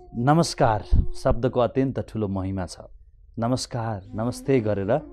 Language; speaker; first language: Nepali; native; Nepali